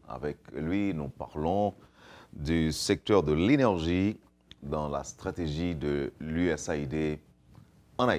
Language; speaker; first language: French; native; French